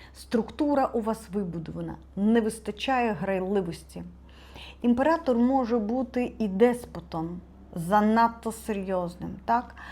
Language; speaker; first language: Ukrainian; non-native, local second language; Russian